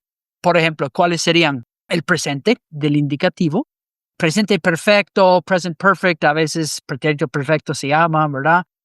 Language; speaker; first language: Spanish; non-native, fluent; English